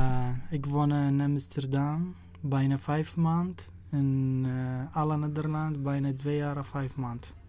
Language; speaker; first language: Dutch; non-native, learner; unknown